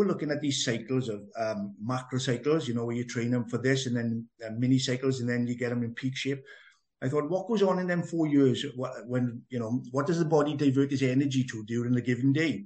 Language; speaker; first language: English; native; English